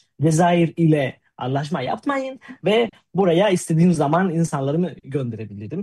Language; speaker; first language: Turkish; non-native, fluent; Spanish